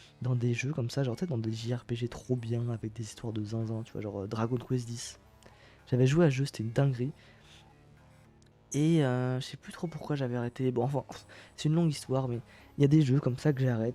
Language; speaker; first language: French; native; French